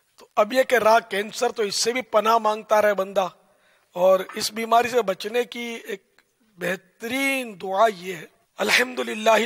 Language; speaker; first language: Urdu; native; Urdu